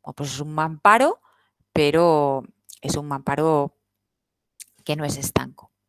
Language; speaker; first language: Spanish; non-native, local second language; Catalan